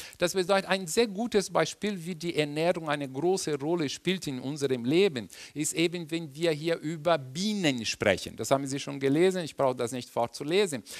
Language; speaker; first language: German; non-native, fluent; Portuguese